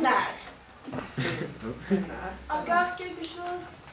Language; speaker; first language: French; non-native, learner; Dutch